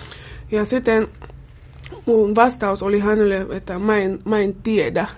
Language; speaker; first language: Finnish; non-native, fluent; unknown